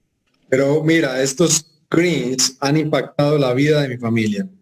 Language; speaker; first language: Spanish; native; Spanish